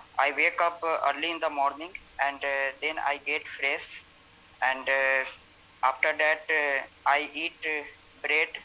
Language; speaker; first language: English; non-native, learner; Hindi